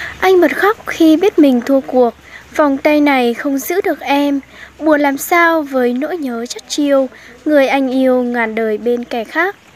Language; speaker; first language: Vietnamese; non-native, local second language; Hmong